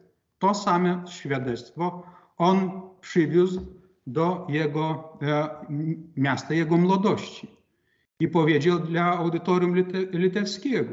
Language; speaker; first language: Polish; non-native, fluent; Lithuanian